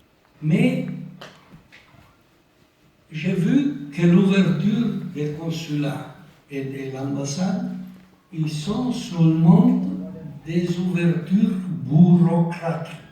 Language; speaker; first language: French; non-native, local second language; Italian